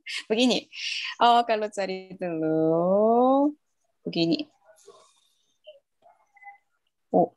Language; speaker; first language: Indonesian; non-native, learner; Korean